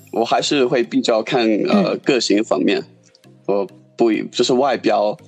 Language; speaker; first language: Chinese; non-native, fluent; English